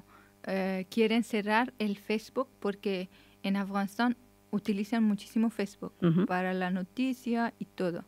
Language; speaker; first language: Spanish; non-native, learner; Persian